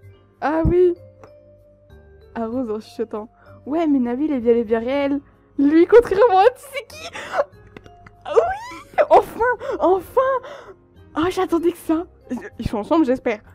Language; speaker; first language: French; native; French